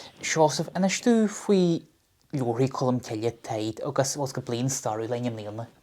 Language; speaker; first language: Irish; native; Irish